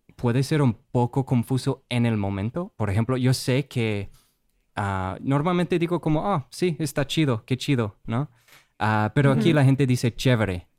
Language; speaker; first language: Spanish; non-native, fluent; English